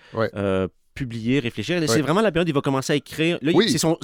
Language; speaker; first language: French; native; French